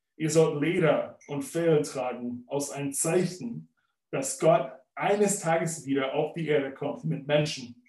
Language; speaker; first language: German; non-native, fluent; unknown